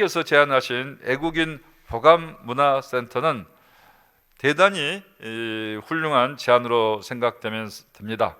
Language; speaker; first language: Korean; native; Korean